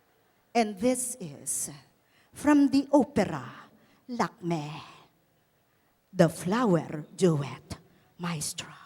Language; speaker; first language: English; non-native, local second language; Filipino